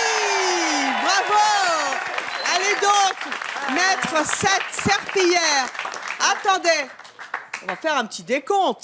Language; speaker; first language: French; native; French